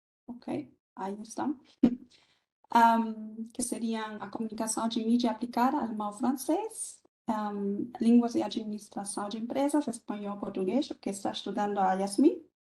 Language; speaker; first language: Portuguese; non-native, fluent; German